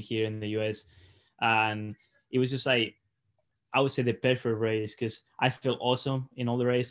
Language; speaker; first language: English; non-native, fluent; Spanish